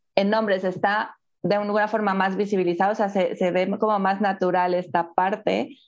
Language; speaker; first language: Spanish; native; Spanish